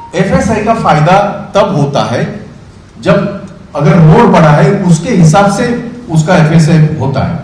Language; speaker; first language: Hindi; non-native, local second language; Marathi